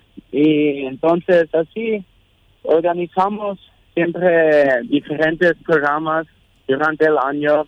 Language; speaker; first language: Spanish; non-native, local second language; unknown